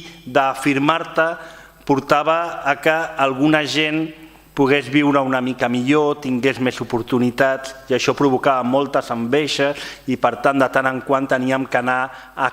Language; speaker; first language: Catalan; native; Catalan